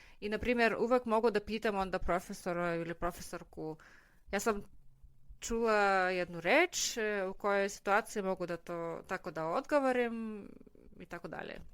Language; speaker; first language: Bosnian; non-native, fluent; Russian